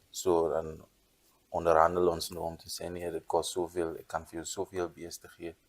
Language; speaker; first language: Afrikaans; non-native, local second language; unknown